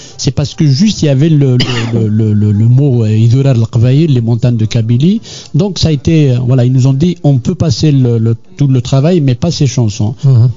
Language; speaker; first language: French; non-native, local second language; Kabyle